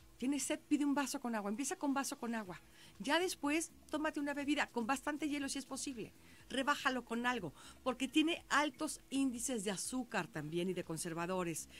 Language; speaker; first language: Spanish; native; Spanish